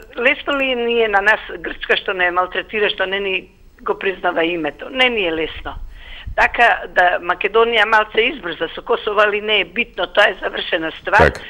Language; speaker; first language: Macedonian; native; Macedonian